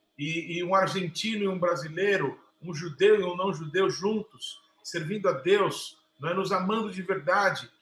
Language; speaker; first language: Portuguese; native; Portuguese